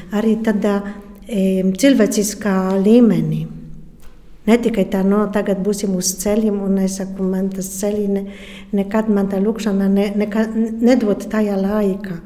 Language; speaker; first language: Latvian; non-native, fluent; Polish